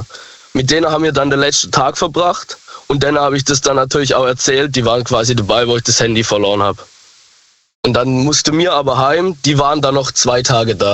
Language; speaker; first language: German; native; German